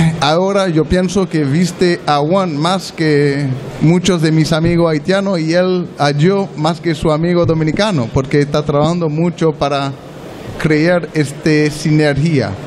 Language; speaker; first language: Spanish; non-native, learner; French